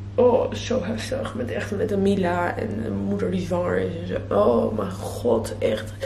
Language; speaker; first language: Dutch; early bilingual, other home language; Russian